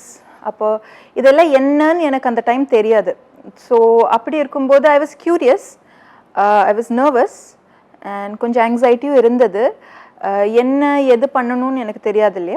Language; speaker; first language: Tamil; early bilingual, heritage; Tamil